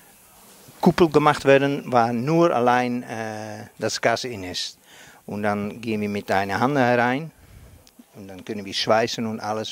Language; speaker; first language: German; non-native, learner; Dutch